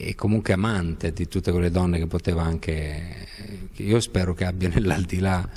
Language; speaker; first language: Italian; native; Italian